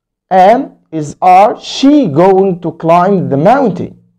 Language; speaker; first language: English; non-native, fluent; Arabic